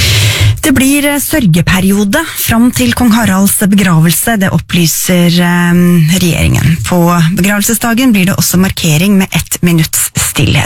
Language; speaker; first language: Norwegian; native; Norwegian